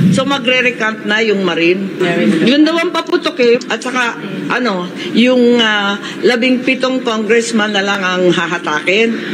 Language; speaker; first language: Filipino; native; Filipino